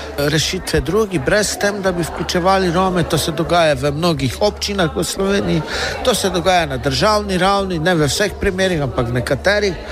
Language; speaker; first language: Slovenian; non-native, local second language; Romany